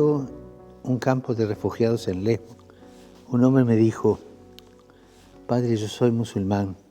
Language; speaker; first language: Spanish; native; Spanish